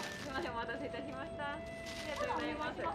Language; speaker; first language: Japanese; native; Japanese